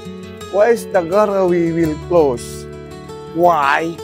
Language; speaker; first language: English; non-native, learner; Filipino